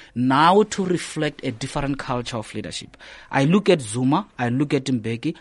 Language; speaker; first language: English; non-native, local second language; Northern Sotho